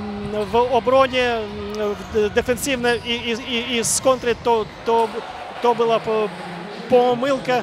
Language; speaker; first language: Polish; non-native, fluent; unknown